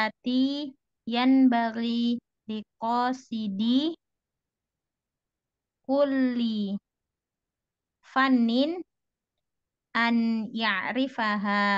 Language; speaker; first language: Arabic; non-native, learner; Indonesian